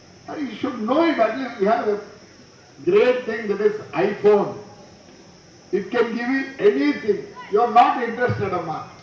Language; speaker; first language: English; non-native, local second language; Telugu